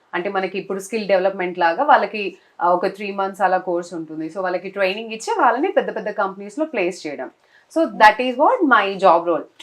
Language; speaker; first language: Telugu; non-native, local second language; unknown